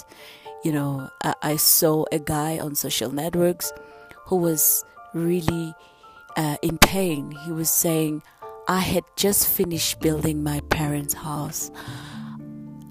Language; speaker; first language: English; non-native, local second language; Zulu